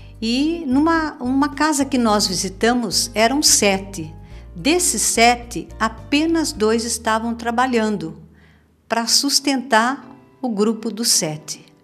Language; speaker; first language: Portuguese; native; Portuguese